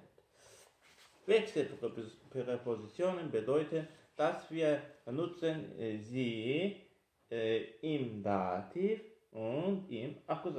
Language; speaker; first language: German; non-native, fluent; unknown